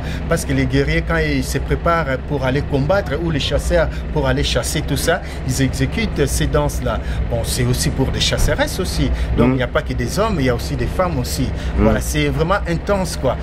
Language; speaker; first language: French; non-native, local second language; Lingala